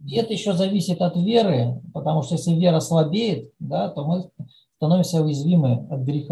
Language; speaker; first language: Russian; native; Russian